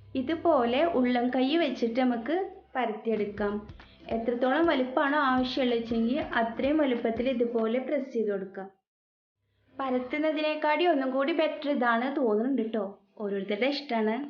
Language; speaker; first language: Malayalam; native; Malayalam